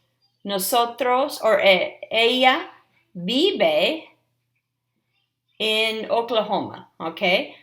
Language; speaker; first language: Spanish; non-native, fluent; English